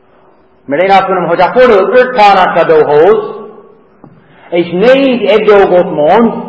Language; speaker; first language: Hungarian; non-native, learner; English